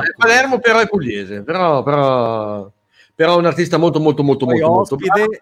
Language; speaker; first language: Italian; native; Italian